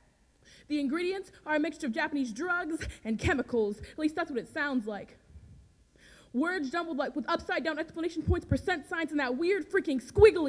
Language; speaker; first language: English; native; English